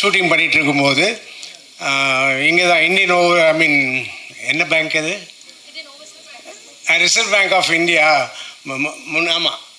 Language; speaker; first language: Tamil; non-native, local second language; Telugu